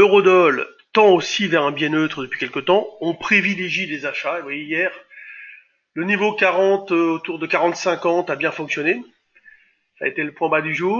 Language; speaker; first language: French; native; French